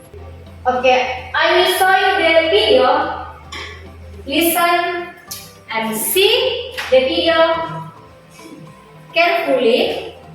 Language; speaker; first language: English; non-native, fluent; Indonesian